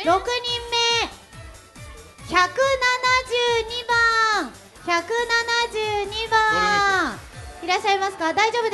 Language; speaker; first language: Japanese; native; Japanese